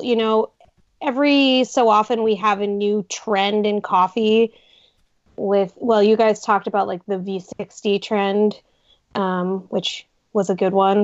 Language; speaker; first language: English; native; English